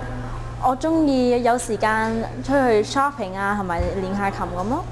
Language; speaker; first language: Chinese; early bilingual, heritage; Chinese